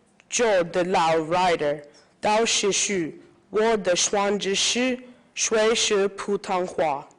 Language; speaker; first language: Chinese; non-native, learner; English